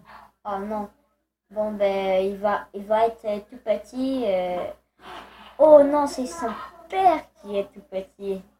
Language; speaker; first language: French; native; French